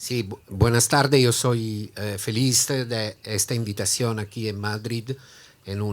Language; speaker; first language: Spanish; non-native, learner; Italian